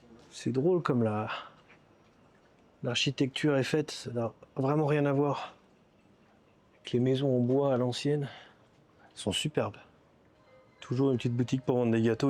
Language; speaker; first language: French; native; French